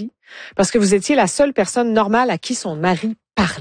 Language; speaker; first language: French; native; French